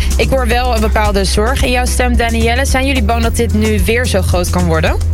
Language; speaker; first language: Dutch; early bilingual, other home language; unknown